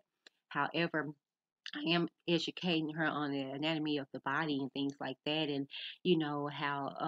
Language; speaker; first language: English; native; English